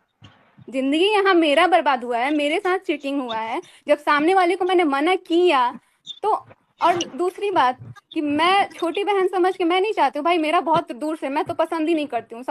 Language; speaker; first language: Hindi; native; Hindi